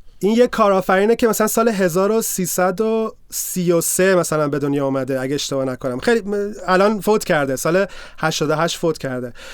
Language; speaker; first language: Persian; native; Persian